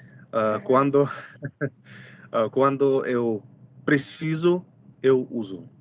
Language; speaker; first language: Portuguese; non-native, fluent; Russian